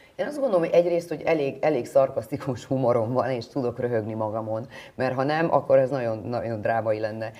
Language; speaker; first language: Hungarian; native; Hungarian